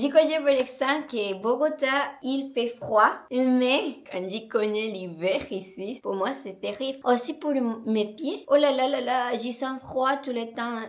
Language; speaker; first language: French; non-native, learner; Spanish